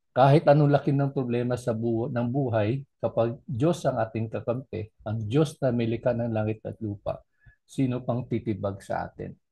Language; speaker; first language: Filipino; non-native, local second language; Cebuano